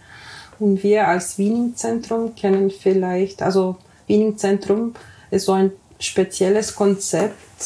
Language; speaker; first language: German; non-native, fluent; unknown